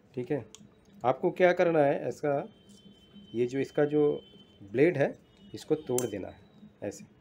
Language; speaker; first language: Hindi; non-native, local second language; Bangla